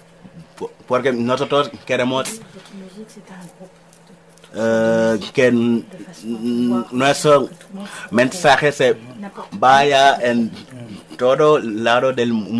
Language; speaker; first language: Spanish; non-native, learner; Wolof